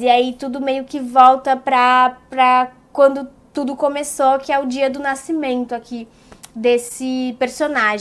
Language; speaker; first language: Portuguese; native; Portuguese